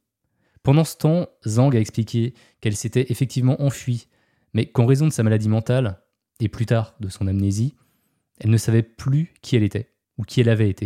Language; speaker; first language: French; native; French